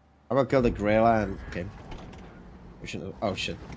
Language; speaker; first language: English; non-native, fluent; Czech